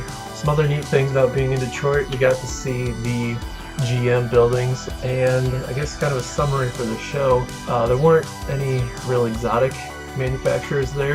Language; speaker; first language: English; native; English